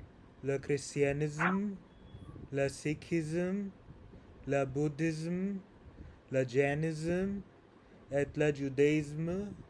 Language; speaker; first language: French; non-native, learner; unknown